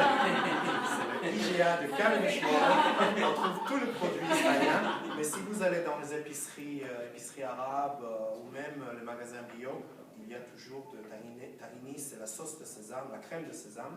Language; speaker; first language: French; non-native, fluent; Hebrew